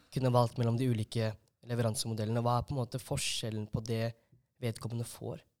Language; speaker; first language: Norwegian; native; Norwegian